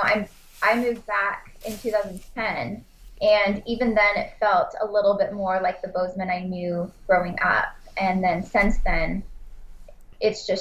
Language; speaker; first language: English; native; English